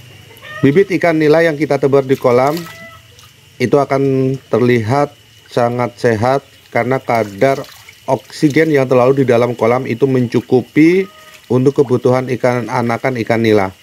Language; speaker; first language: Indonesian; native; Indonesian